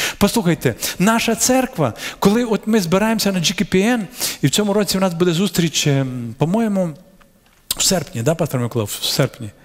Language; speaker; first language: Ukrainian; non-native, local second language; Russian